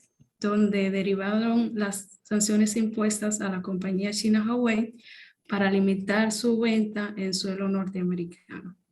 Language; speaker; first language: Spanish; native; Spanish